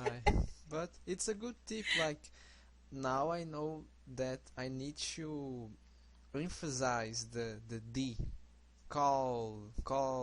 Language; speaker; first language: English; non-native, learner; Portuguese